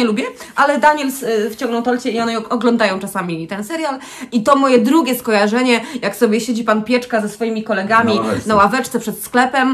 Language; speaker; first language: Polish; native; Polish